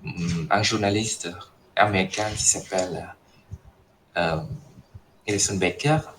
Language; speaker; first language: French; non-native, fluent; Khmer